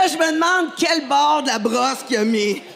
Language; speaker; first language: French; native; French